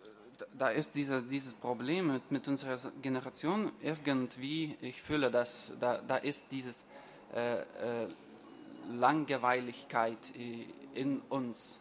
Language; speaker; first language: German; non-native, learner; Lithuanian